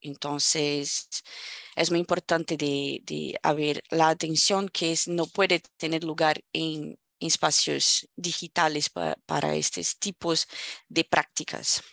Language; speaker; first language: Spanish; non-native, fluent; Portuguese